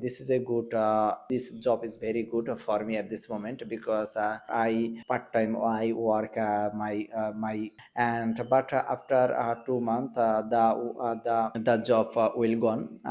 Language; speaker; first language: English; non-native, learner; Bangla